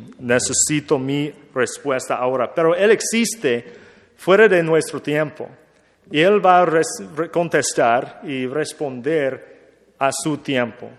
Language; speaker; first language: Spanish; non-native, learner; English